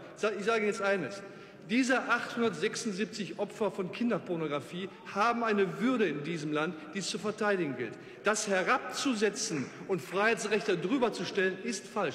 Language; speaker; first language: German; native; German